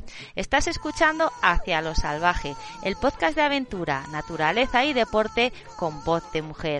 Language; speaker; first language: Spanish; native; Spanish